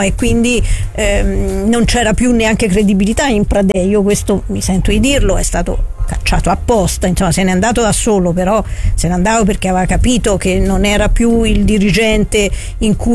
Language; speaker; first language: Italian; native; Italian